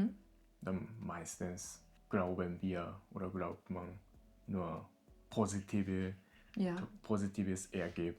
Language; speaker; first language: German; non-native, learner; Japanese